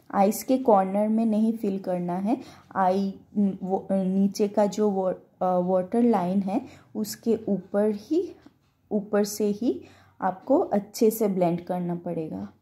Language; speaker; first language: Hindi; non-native, local second language; Bangla